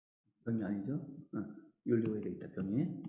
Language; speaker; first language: Korean; native; Korean